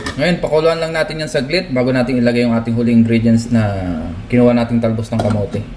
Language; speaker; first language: Filipino; native; Filipino